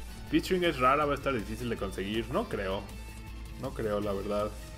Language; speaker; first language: Spanish; native; Spanish